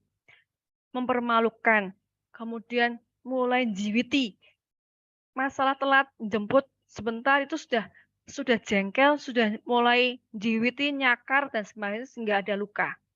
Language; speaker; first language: Malay; native; Malay